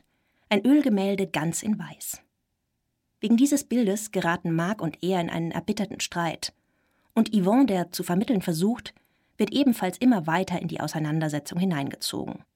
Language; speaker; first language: German; native; German